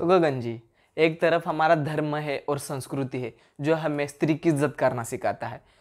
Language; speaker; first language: Hindi; non-native, local second language; Marathi